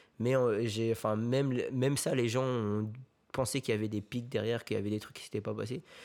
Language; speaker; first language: French; early bilingual, other home language; Korean